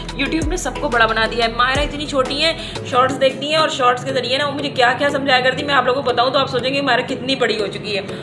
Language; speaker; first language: Hindi; native; Hindi